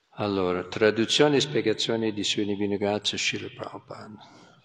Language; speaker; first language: Italian; non-native, fluent; English